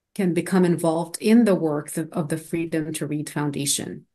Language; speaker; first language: English; non-native, fluent; Arabic